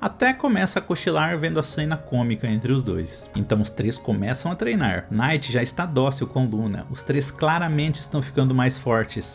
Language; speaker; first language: Portuguese; native; Portuguese